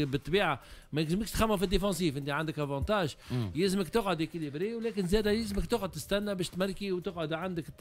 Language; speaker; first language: Arabic; native; Arabic